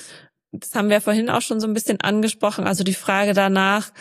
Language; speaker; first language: German; native; German